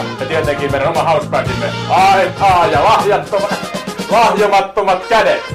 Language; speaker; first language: Finnish; native; Finnish